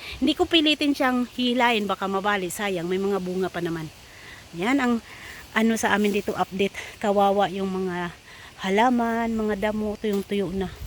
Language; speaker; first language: Filipino; non-native, local second language; Cebuano